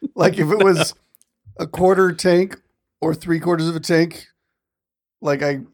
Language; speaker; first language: English; native; English